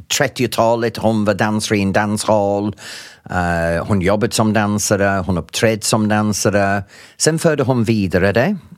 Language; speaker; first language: Swedish; non-native, fluent; English